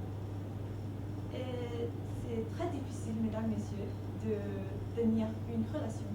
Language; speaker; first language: French; non-native, fluent; Thai